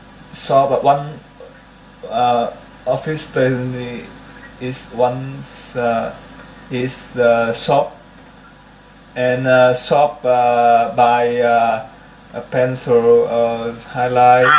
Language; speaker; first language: English; non-native, learner; Vietnamese